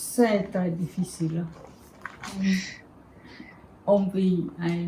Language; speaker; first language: French; non-native, fluent; Khmer